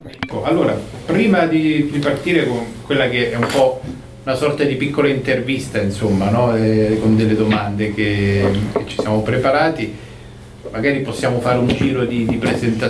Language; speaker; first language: Italian; native; Italian